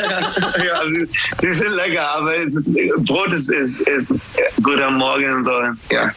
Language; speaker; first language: German; non-native, fluent; English